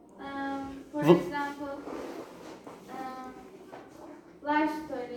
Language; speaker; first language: English; non-native, learner; Turkish